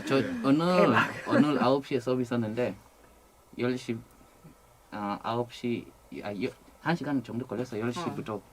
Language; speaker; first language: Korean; non-native, fluent; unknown